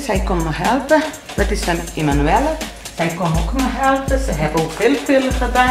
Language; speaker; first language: Dutch; non-native, learner; Portuguese